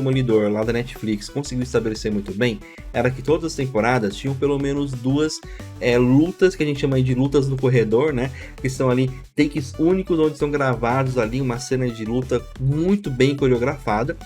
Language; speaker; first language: Portuguese; native; Portuguese